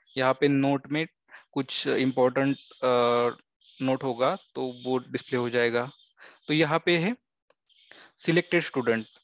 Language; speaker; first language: Hindi; non-native, local second language; Marathi